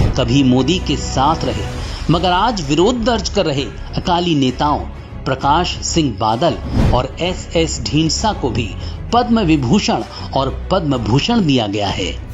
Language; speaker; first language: Hindi; native; Hindi